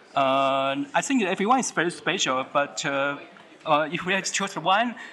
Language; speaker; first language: English; non-native, fluent; Chinese